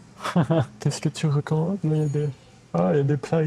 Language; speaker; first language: French; native; French